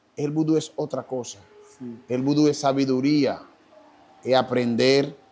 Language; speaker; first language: Spanish; non-native, fluent; Haitian Creole